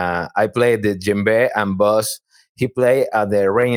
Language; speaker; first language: English; non-native, learner; Spanish